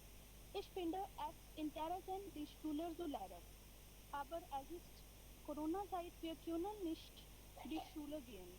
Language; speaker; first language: German; non-native, learner; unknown